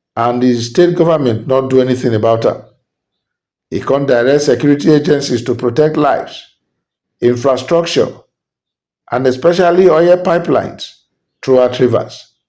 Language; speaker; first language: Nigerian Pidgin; non-native, local second language; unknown